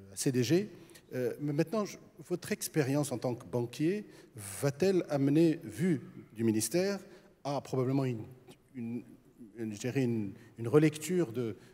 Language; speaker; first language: French; non-native, local second language; Arabic